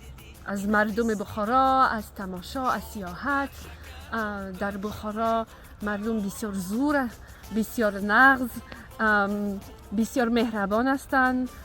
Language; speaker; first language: Persian; non-native, learner; French